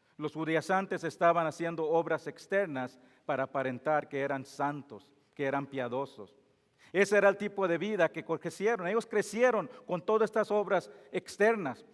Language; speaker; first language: Spanish; non-native, fluent; English